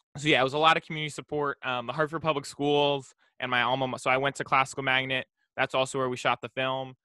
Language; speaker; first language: English; native; English